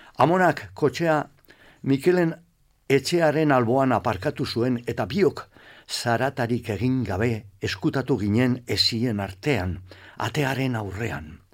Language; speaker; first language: Basque; non-native, local second language; Spanish